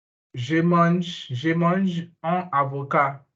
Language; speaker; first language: French; non-native, learner; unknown